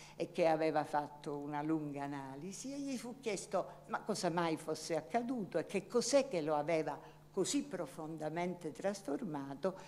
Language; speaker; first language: Italian; native; Italian